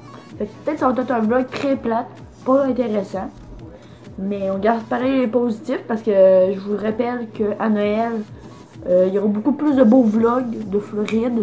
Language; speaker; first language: French; native; French